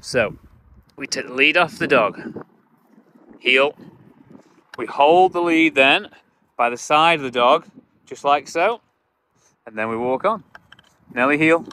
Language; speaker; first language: English; native; English